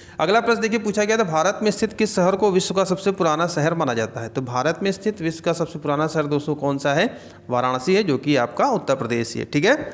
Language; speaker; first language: Hindi; native; Hindi